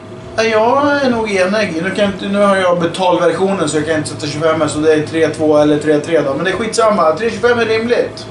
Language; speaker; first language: Swedish; native; Swedish